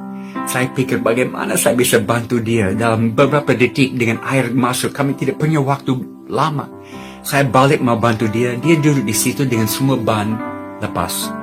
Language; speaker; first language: Indonesian; non-native, fluent; English